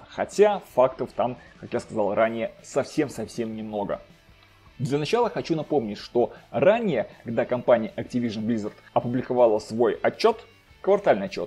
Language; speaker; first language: Russian; native; Russian